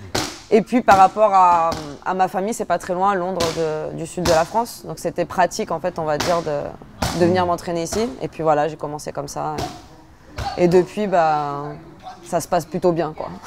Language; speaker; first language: French; native; French